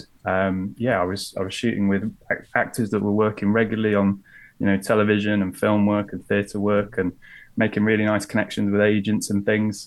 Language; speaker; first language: English; native; English